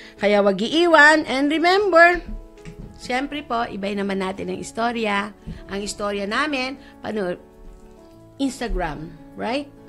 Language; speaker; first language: Filipino; native; Filipino